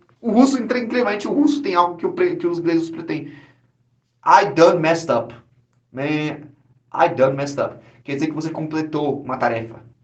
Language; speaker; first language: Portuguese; native; Portuguese